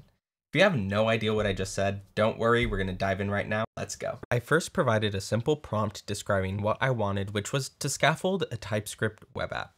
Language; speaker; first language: English; native; English